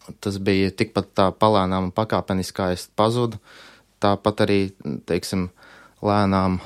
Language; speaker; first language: Latvian; native; Latvian